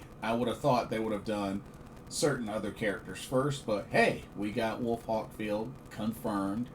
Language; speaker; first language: English; native; English